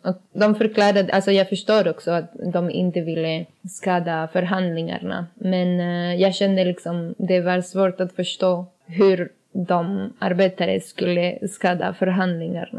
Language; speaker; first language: Swedish; non-native, learner; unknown